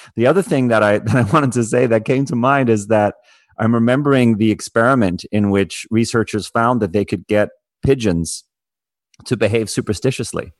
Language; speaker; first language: English; native; English